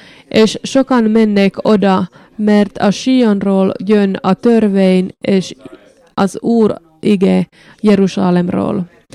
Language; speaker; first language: Hungarian; non-native, learner; Finnish